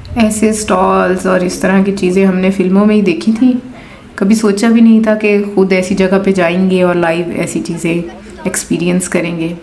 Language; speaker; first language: Urdu; non-native, local second language; Punjabi